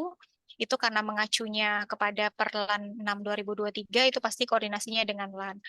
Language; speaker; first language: Indonesian; native; Indonesian